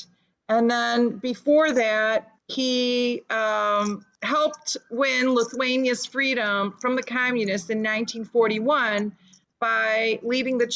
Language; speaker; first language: English; early bilingual, other home language; Lithuanian